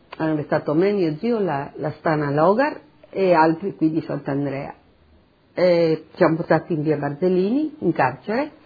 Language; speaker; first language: Italian; non-native, local second language; Slovenian